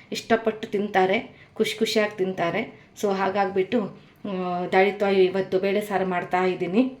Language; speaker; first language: Kannada; non-native, local second language; Konkani